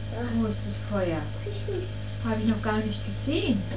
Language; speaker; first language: German; native; German